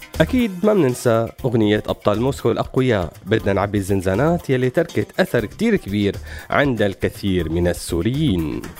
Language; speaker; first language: Arabic; native; Arabic